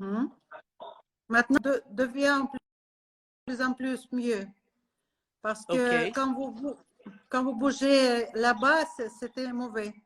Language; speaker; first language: French; non-native, learner; Russian